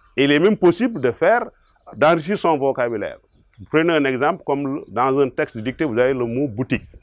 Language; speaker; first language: French; non-native, local second language; Wolof